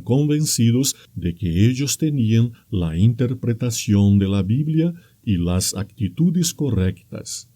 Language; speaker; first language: Spanish; non-native, fluent; Portuguese